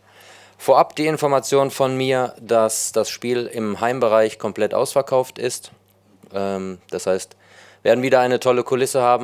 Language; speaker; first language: German; native; German